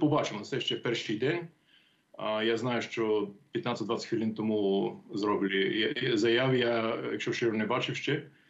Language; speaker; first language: Ukrainian; non-native, fluent; English